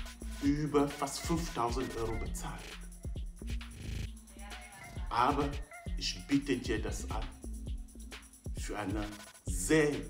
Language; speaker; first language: German; non-native, fluent; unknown